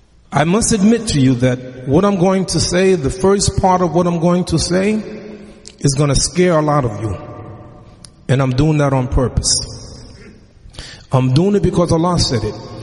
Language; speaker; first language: English; native; English